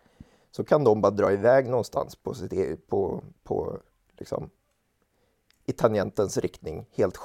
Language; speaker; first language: Swedish; native; Swedish